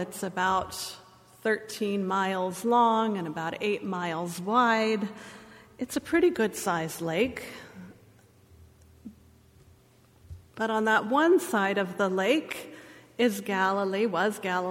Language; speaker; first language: English; native; English